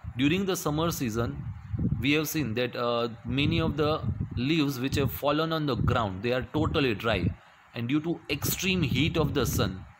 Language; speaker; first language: English; non-native, local second language; Gujarati